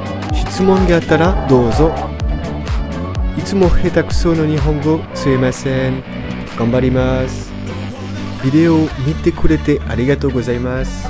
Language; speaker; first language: Japanese; non-native, learner; French